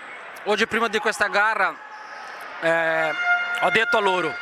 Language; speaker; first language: Italian; non-native, fluent; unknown